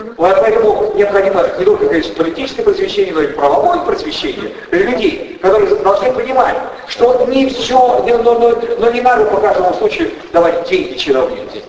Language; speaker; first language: Russian; native; Russian